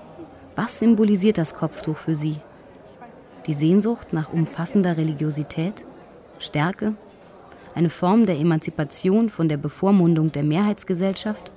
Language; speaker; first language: German; native; German